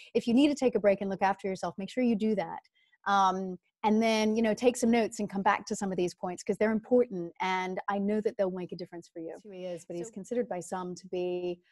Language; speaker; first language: English; native; English